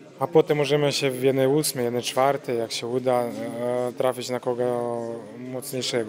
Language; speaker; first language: Polish; non-native, fluent; Croatian